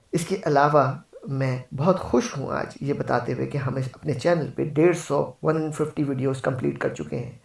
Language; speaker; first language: Urdu; native; Urdu